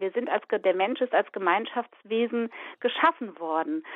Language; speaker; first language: German; native; German